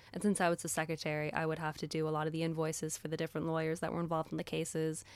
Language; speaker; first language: English; native; English